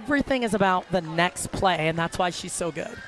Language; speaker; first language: English; native; English